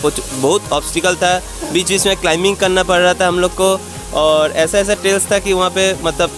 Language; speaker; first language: Hindi; non-native, local second language; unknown